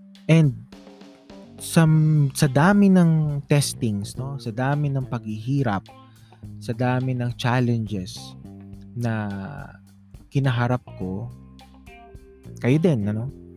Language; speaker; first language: Filipino; native; Filipino